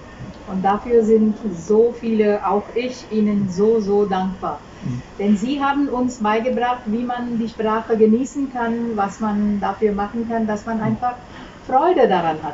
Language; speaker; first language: German; non-native, fluent; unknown